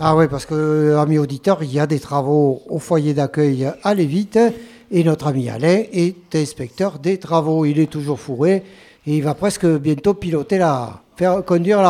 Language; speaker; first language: French; native; French